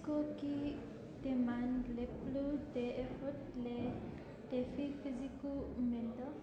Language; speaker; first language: French; non-native, learner; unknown